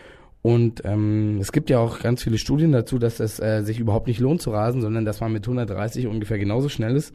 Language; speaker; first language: German; native; German